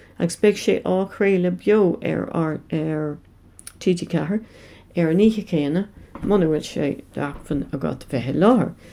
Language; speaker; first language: Irish; non-native, local second language; English